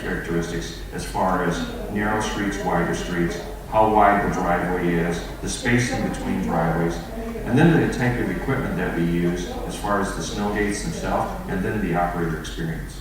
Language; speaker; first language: English; native; English